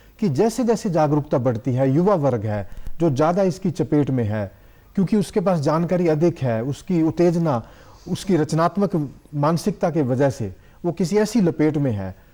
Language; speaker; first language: Hindi; native; Hindi